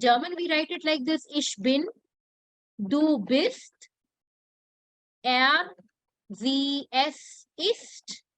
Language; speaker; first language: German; non-native, learner; Hindi